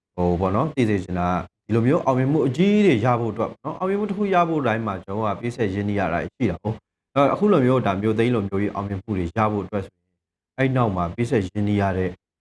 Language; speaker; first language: Burmese; native; Burmese